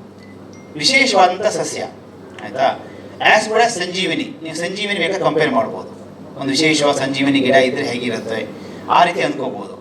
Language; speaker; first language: Kannada; native; Kannada